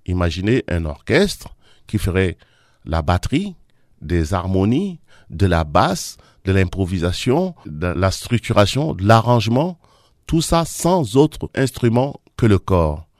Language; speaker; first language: French; non-native, local second language; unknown